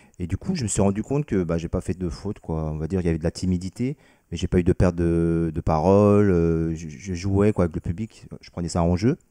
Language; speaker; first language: French; early bilingual, other home language; Vietnamese